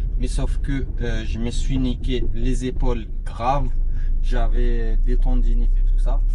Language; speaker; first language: French; non-native, local second language; Arabic